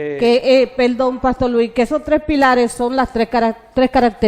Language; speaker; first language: Spanish; native; Spanish